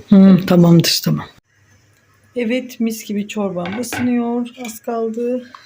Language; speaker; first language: Turkish; native; Turkish